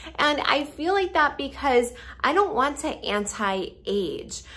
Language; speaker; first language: English; native; English